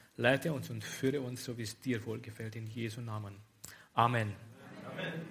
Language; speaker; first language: German; non-native, fluent; Romanian